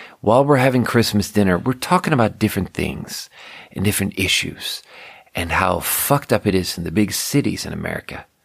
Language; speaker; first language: English; native; English